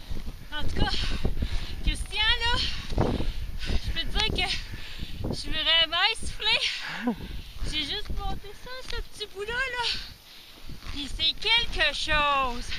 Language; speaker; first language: French; native; French